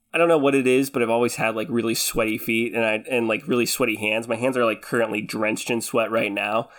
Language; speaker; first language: English; early bilingual, other home language; Filipino